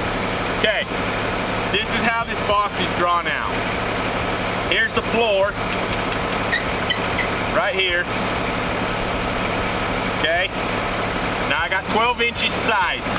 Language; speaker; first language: English; native; English